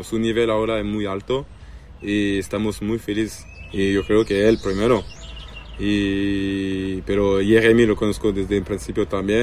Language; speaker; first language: Spanish; non-native, learner; French